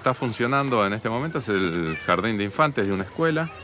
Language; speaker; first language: Spanish; native; Spanish